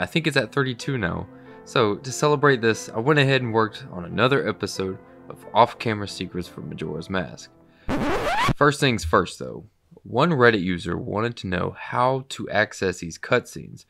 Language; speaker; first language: English; native; English